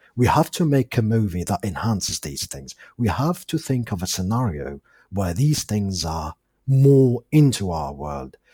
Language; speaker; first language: English; non-native, fluent; Arabic